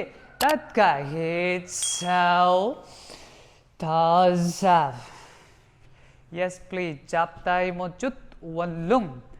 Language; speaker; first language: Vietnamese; non-native, learner; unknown